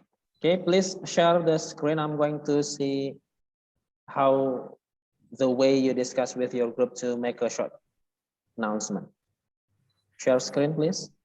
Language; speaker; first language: English; non-native, fluent; Indonesian